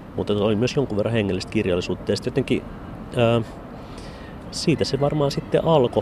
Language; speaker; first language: Finnish; native; Finnish